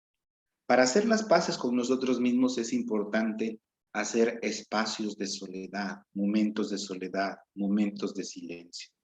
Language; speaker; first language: Spanish; native; Spanish